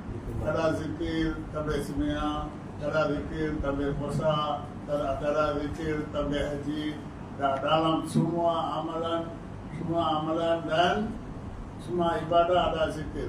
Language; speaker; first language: Indonesian; non-native, learner; Tamil